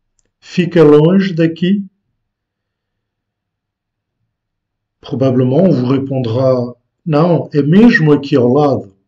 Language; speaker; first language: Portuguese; non-native, fluent; French